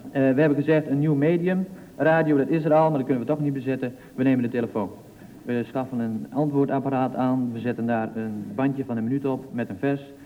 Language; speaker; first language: Dutch; non-native, local second language; Western Frisian